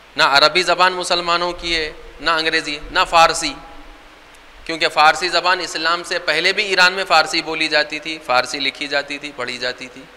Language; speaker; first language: Urdu; native; Urdu